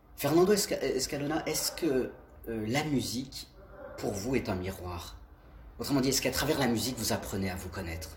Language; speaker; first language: French; native; French